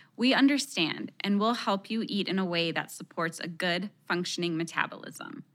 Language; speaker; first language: English; early bilingual, other home language; Spanish